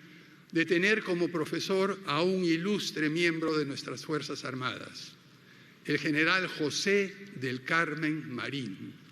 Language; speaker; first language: Spanish; native; Spanish